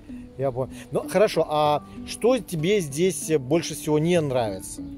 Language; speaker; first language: Russian; native; Russian